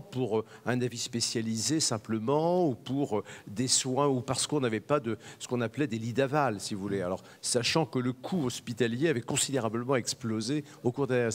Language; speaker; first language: French; native; French